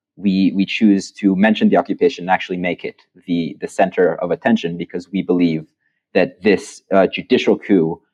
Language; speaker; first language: English; non-native, fluent; Hebrew